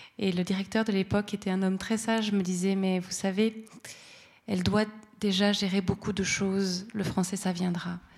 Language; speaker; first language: French; native; French